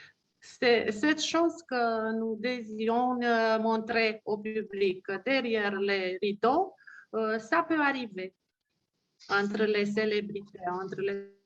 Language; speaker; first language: French; non-native, learner; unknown